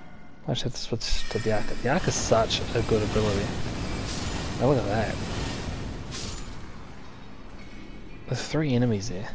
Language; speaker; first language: English; native; English